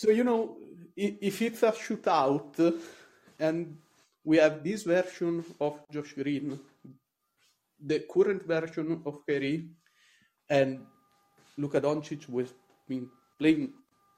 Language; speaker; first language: English; non-native, fluent; Italian